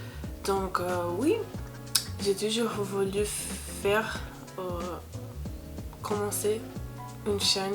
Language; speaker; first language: French; non-native, learner; English